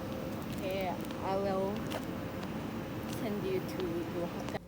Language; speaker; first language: English; non-native, learner; Japanese